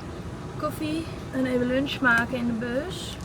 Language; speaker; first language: Dutch; native; Dutch